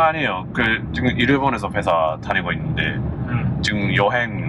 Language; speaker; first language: Korean; non-native, fluent; Japanese